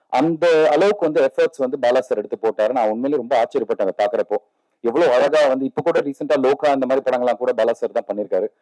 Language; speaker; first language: Tamil; native; Tamil